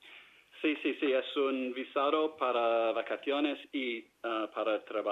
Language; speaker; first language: Spanish; non-native, fluent; English